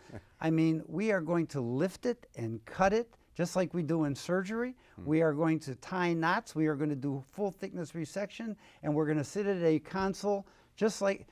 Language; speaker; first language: English; native; English